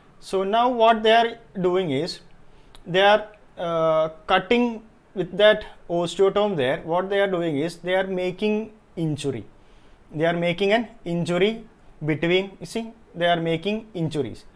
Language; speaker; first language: English; non-native, local second language; Malayalam